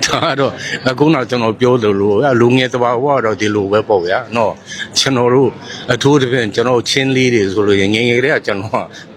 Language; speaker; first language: Burmese; non-native, local second language; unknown